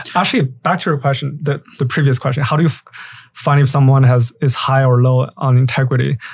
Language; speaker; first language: English; native; English